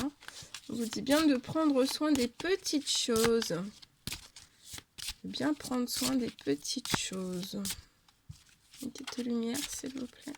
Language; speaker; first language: French; native; French